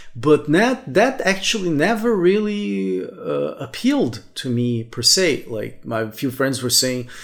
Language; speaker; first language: English; non-native, fluent; Portuguese